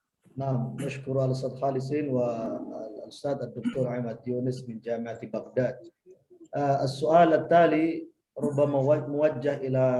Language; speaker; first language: Arabic; non-native, fluent; Indonesian